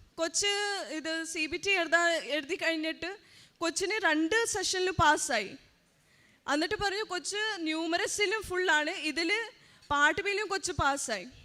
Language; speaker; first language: Malayalam; early bilingual, heritage; Malayalam